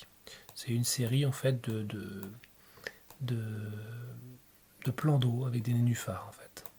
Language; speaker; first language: French; native; French